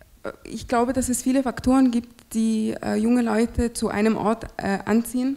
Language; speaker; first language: German; non-native, fluent; Arabic